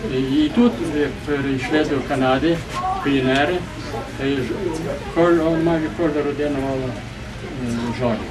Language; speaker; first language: Ukrainian; early bilingual, heritage; Ukrainian